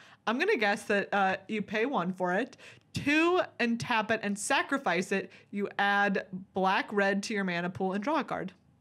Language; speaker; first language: English; native; English